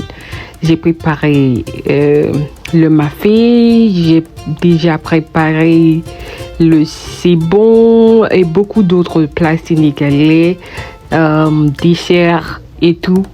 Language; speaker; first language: French; non-native, local second language; Haitian Creole